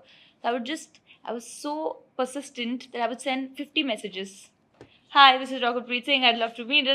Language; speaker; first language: English; non-native, local second language; Hindi